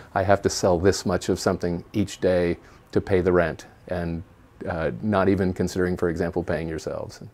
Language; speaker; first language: English; native; English